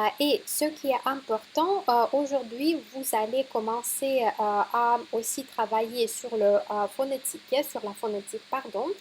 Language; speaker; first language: French; non-native, fluent; Russian